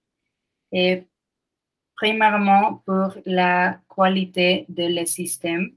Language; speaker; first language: French; non-native, learner; Spanish